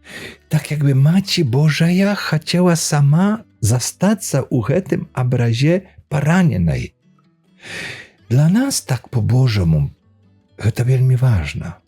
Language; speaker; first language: Polish; non-native, learner; Belarusian